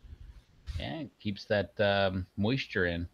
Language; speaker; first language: English; native; English